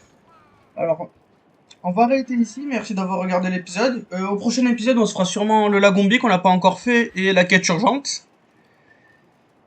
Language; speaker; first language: French; native; French